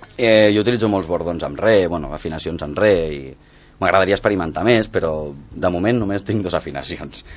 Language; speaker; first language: Catalan; non-native, local second language; Spanish